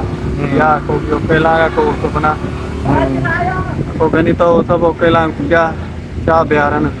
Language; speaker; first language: Filipino; non-native, learner; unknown